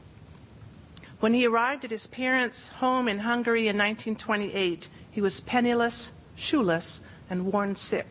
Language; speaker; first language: English; native; English